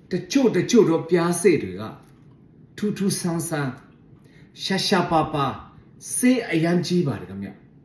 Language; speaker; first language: Burmese; non-native, local second language; Shan